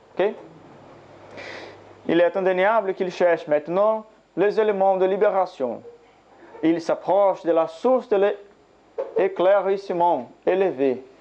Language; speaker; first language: French; non-native, learner; Portuguese